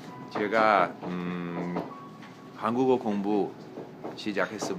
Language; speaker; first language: Korean; non-native, learner; English